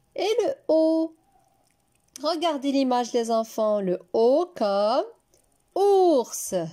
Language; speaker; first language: French; non-native, local second language; Arabic